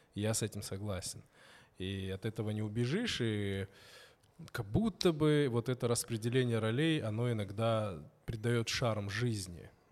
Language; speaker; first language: Russian; native; Russian